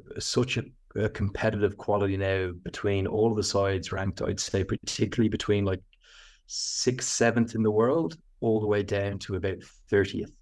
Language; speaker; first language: English; native; English